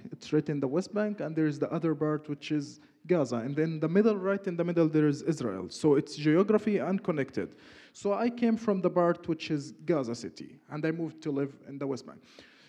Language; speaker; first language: English; non-native, fluent; Arabic